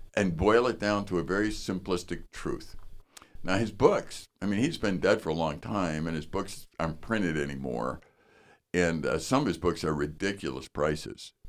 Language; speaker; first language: English; native; English